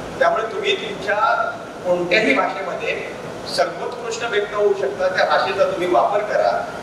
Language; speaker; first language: Marathi; native; Marathi